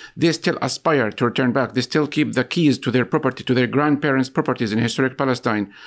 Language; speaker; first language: English; non-native, fluent; Arabic